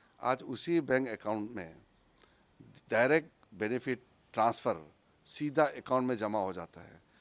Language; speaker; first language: Hindi; non-native, local second language; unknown